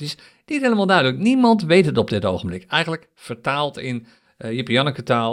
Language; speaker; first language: Dutch; native; Dutch